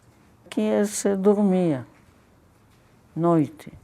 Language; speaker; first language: Portuguese; non-native, fluent; Polish